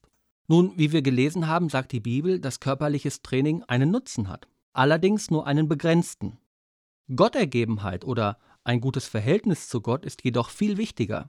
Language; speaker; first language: German; native; German